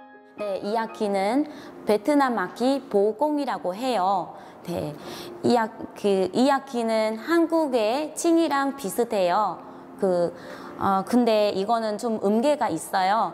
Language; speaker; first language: Korean; non-native, fluent; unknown